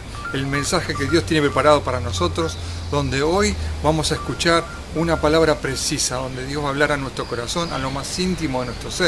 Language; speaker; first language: Spanish; native; Spanish